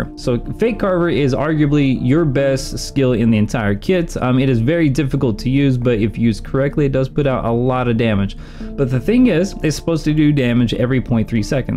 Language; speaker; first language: English; native; English